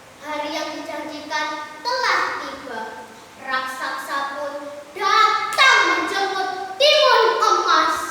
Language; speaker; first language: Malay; non-native, local second language; Javanese